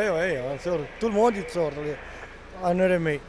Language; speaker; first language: French; non-native, learner; Italian